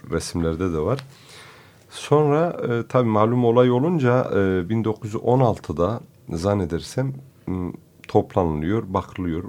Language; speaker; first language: Turkish; non-native, local second language; Kurdish